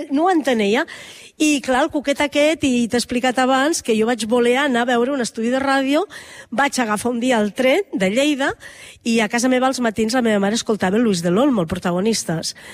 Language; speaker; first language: Catalan; native; Catalan